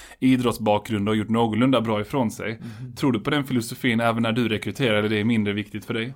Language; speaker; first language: Swedish; native; Swedish